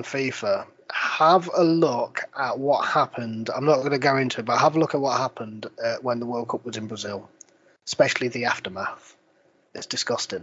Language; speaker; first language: English; native; English